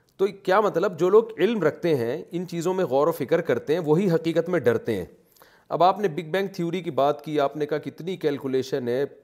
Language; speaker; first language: Urdu; native; Urdu